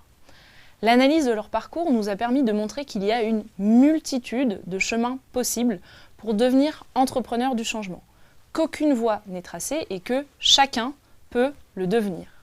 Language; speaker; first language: French; native; French